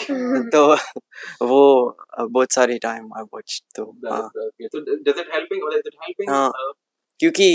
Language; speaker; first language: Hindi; early bilingual, heritage; English